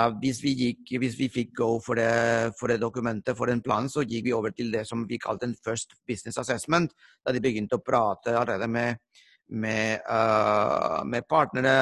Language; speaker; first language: Norwegian; non-native, fluent; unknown